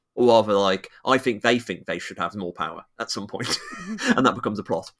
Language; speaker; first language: English; native; English